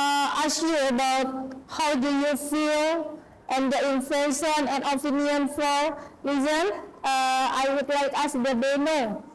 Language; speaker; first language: English; non-native, learner; Indonesian